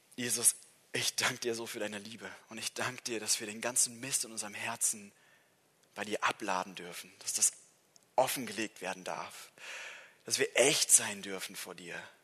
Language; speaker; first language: German; non-native, fluent; English